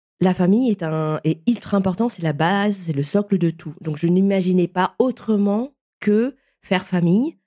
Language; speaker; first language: French; early bilingual, other home language; Vietnamese